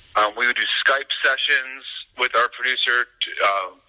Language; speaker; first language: English; native; English